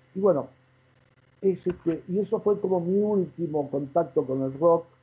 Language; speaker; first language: Spanish; native; Spanish